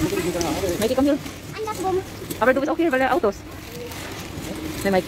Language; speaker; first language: German; non-native, learner; Filipino